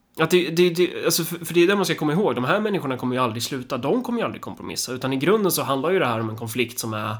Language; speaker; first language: Swedish; early bilingual, other home language; Somali